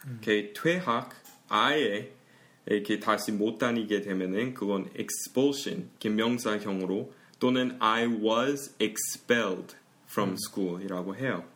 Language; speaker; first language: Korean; early bilingual, heritage; Korean